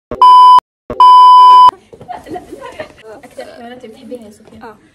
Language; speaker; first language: Arabic; native; Arabic